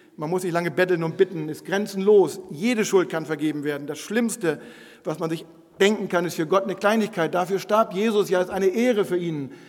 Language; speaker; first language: German; non-native, local second language; Low German